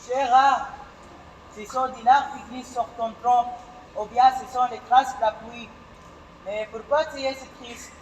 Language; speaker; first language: French; non-native, learner; Arabic